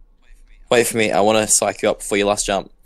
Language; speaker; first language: English; native; English